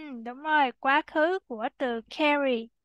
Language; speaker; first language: Vietnamese; native; Vietnamese